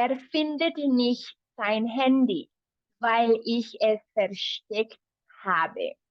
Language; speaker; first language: German; non-native, fluent; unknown